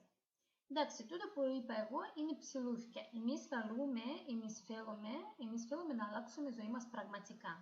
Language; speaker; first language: Greek; non-native, fluent; Ukrainian